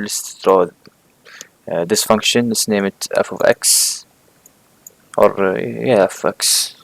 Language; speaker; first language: English; non-native, fluent; Arabic